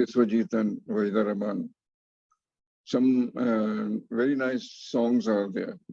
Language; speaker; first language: English; non-native, fluent; Hindi